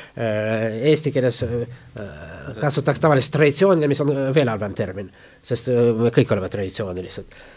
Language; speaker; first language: Estonian; non-native, local second language; Russian